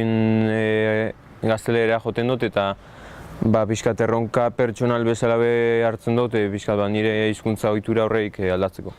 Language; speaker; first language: Basque; native; Basque